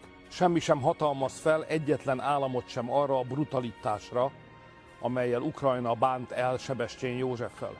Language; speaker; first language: Hungarian; native; Hungarian